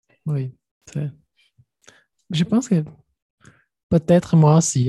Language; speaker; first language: French; non-native, fluent; Portuguese